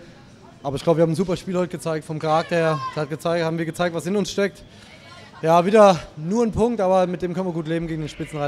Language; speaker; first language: German; native; German